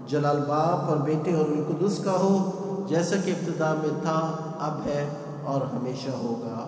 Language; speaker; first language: Urdu; native; Urdu